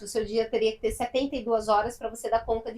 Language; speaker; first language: Portuguese; native; Portuguese